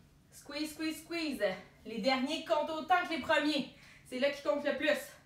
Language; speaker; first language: French; native; French